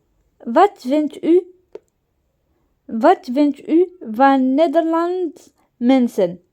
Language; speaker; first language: Dutch; non-native, learner; Arabic